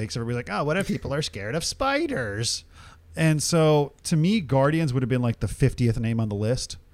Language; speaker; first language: English; early bilingual, other home language; Hindi